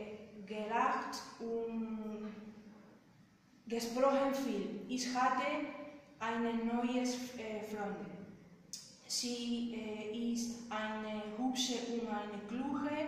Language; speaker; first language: German; non-native, learner; Spanish